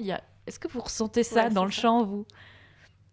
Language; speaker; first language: French; native; French